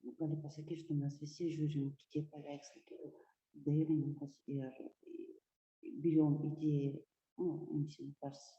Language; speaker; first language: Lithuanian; non-native, local second language; Russian